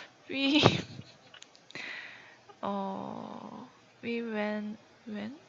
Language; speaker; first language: English; non-native, learner; Korean